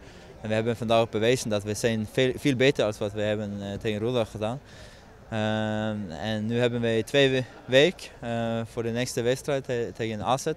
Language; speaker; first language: Dutch; non-native, fluent; Norwegian